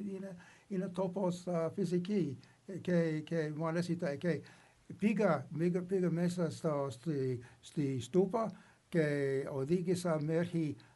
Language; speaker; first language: Greek; non-native, learner; English